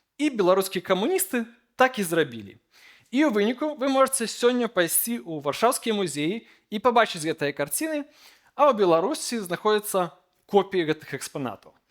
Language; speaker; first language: Belarusian; native; Belarusian